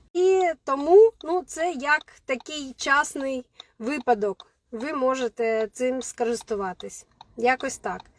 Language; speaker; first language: Ukrainian; non-native, local second language; Russian